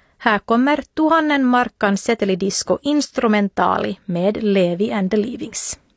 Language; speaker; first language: Swedish; native; Swedish